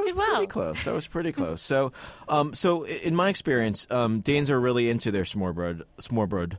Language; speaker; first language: English; native; English